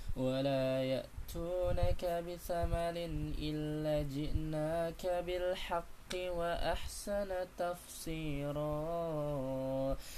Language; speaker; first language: Arabic; non-native, learner; Indonesian